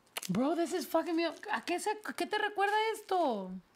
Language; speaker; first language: Spanish; early bilingual, heritage; Spanish